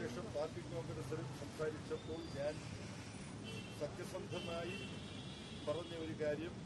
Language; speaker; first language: Malayalam; native; Malayalam